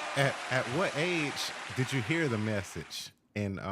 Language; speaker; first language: English; native; English